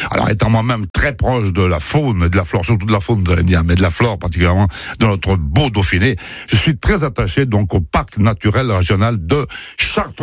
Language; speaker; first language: French; native; French